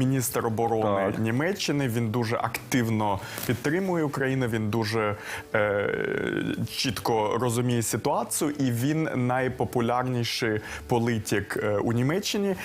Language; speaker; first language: Ukrainian; non-native, local second language; Russian